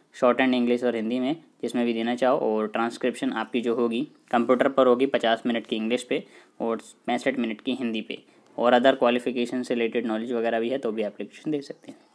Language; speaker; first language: Hindi; native; Hindi